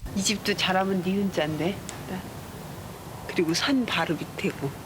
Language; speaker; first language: Korean; native; Korean